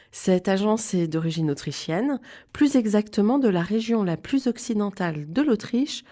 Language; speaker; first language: French; native; French